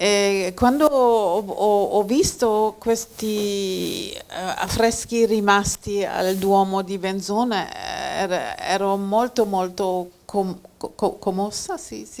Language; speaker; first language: Italian; non-native, fluent; German